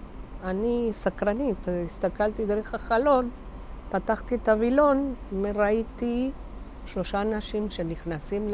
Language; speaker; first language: Hebrew; non-native, fluent; Spanish